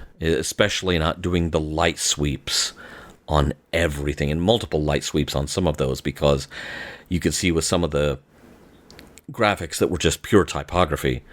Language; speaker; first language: English; native; English